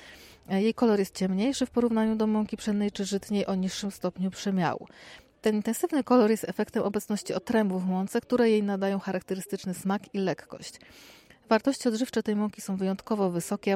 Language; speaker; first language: Polish; native; Polish